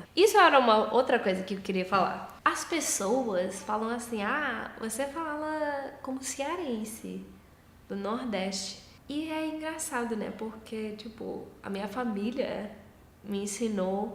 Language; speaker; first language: Portuguese; early bilingual, heritage; English